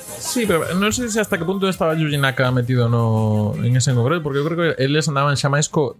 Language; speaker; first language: Galician; non-native, local second language; Spanish